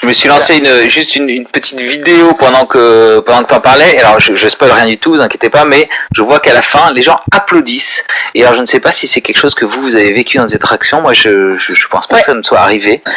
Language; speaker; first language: French; native; French